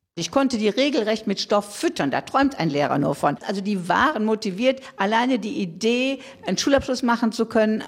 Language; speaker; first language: German; native; German